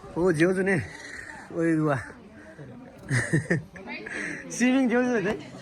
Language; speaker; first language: Japanese; non-native, learner; Nepali